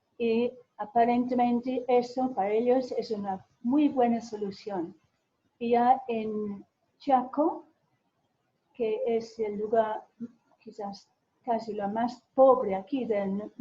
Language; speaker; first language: Spanish; non-native, fluent; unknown